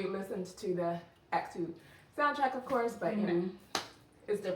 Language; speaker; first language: English; native; English